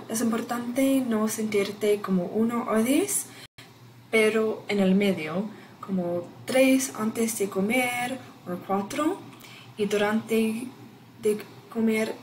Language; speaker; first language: Spanish; non-native, learner; English